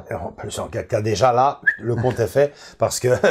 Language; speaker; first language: French; native; French